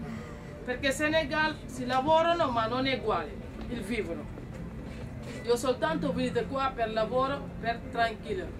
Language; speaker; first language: Italian; non-native, learner; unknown